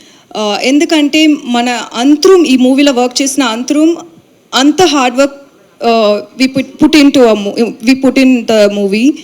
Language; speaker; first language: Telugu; non-native, learner; Tamil